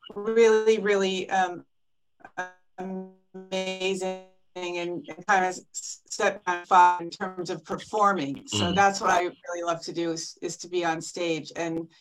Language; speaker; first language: English; native; English